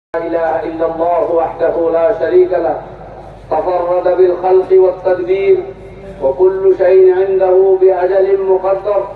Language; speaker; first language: Arabic; non-native, fluent; Bangla